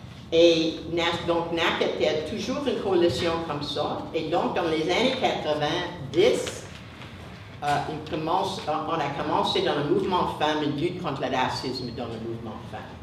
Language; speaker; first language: French; non-native, learner; English